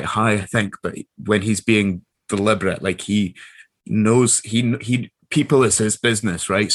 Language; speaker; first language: English; native; English